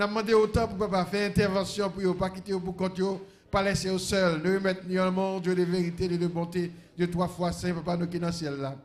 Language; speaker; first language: French; non-native, local second language; Haitian Creole